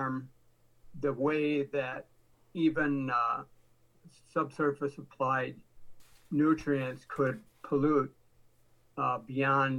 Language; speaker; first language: English; native; English